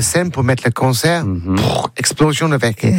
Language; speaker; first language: French; non-native, learner; English